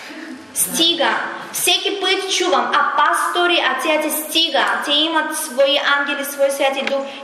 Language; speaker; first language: Bulgarian; non-native, learner; Russian